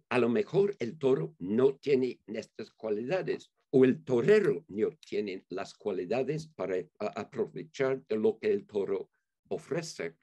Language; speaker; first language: Spanish; non-native, fluent; English